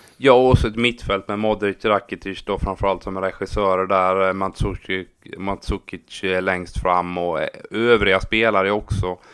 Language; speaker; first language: Swedish; native; Swedish